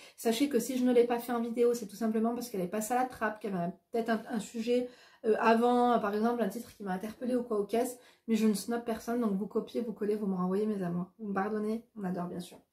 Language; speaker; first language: French; native; French